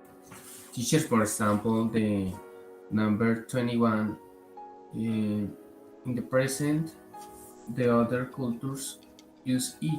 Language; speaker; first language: English; non-native, learner; Spanish